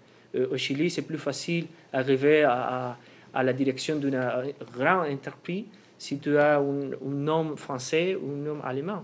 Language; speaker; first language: French; non-native, fluent; Spanish